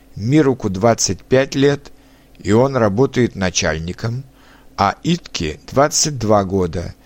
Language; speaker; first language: Russian; non-native, fluent; Czech